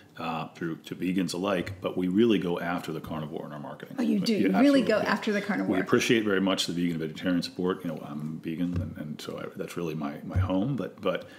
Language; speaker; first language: English; native; English